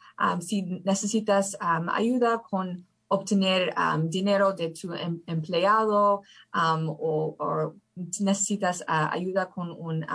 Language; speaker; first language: Spanish; early bilingual, heritage; English